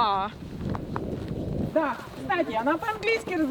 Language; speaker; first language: Russian; native; Russian